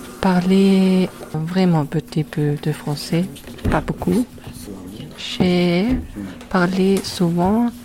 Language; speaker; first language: French; non-native, learner; German